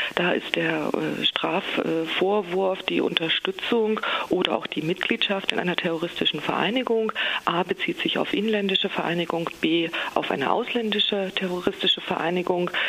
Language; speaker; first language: German; native; German